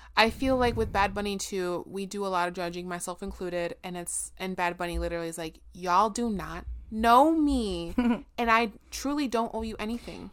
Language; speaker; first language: English; early bilingual, other home language; Spanish